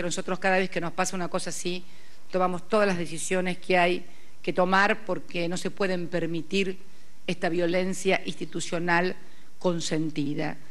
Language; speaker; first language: Spanish; native; Spanish